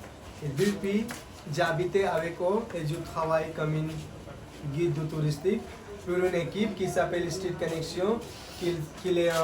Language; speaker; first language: French; non-native, learner; Hindi